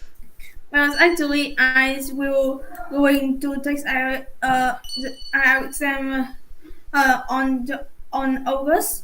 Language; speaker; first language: English; non-native, learner; Vietnamese